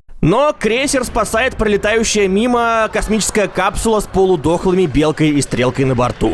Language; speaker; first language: Russian; native; Russian